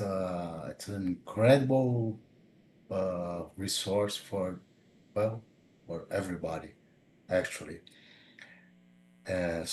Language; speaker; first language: English; non-native, fluent; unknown